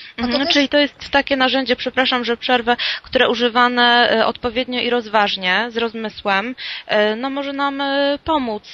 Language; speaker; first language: Polish; native; Polish